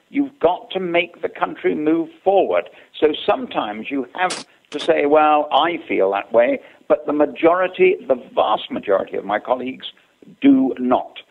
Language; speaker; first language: English; native; English